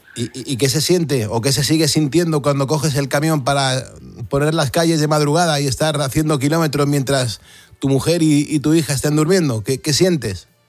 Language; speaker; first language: Spanish; native; Spanish